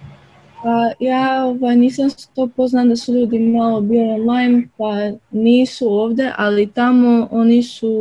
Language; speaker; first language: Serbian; early bilingual, other home language; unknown